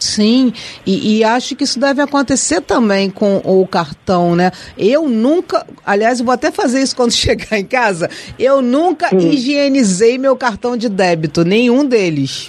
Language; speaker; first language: Portuguese; native; Portuguese